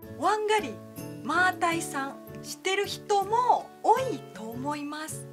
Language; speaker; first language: Japanese; non-native, fluent; Malay